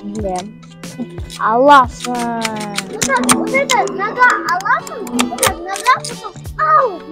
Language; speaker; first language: Russian; non-native, local second language; Kazakh